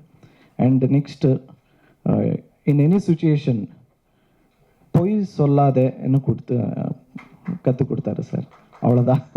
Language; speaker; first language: Tamil; non-native, learner; Kannada